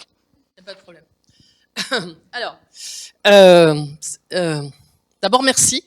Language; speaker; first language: French; native; French